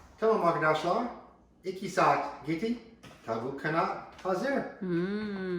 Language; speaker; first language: Turkish; non-native, learner; English